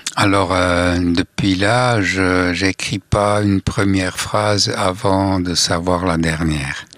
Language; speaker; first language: French; non-native, fluent; German